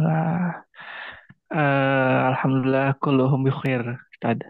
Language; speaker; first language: Arabic; non-native, learner; Indonesian